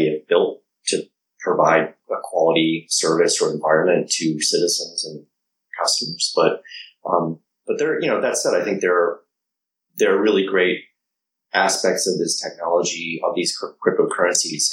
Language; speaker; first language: English; native; English